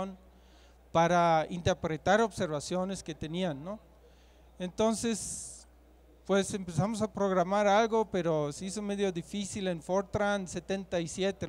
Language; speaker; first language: Spanish; non-native, fluent; German